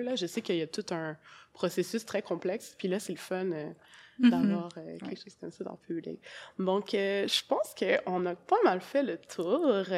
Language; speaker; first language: French; native; French